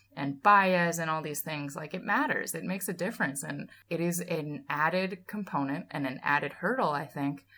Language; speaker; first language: English; native; English